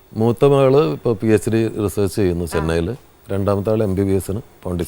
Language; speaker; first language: Malayalam; native; Malayalam